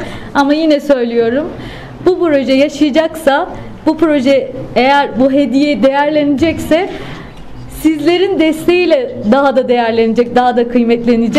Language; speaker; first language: Turkish; native; Turkish